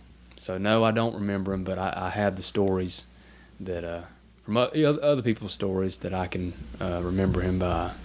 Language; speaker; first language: English; native; English